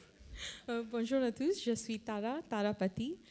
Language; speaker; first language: French; non-native, fluent; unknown